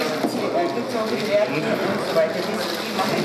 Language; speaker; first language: German; non-native, learner; Mongolian